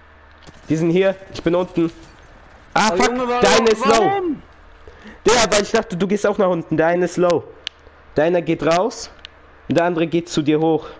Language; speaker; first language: German; native; German